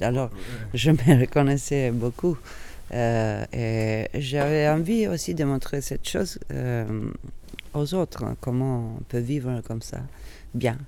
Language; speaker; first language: French; non-native, fluent; Italian